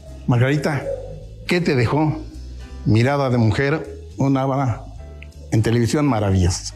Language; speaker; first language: Spanish; native; Spanish